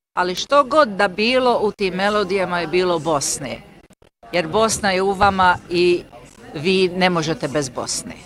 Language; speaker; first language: Bosnian; native; Bosnian